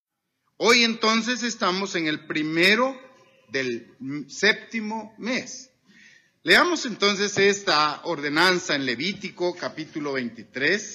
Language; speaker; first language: Spanish; native; Spanish